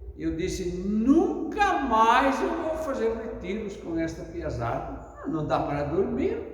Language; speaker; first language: Portuguese; non-native, fluent; Italian